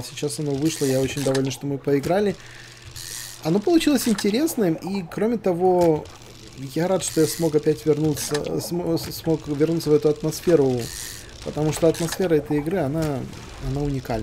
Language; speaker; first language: Russian; native; Russian